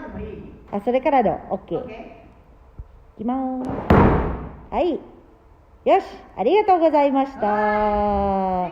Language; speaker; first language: Japanese; non-native, learner; Filipino